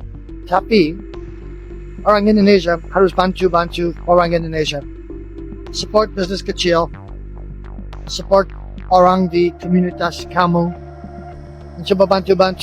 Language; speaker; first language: Indonesian; non-native, learner; English